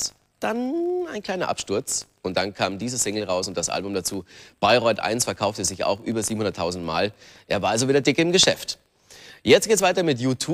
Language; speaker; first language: German; native; German